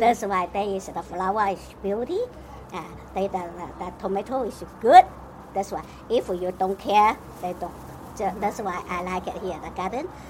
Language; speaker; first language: English; non-native, learner; Cantonese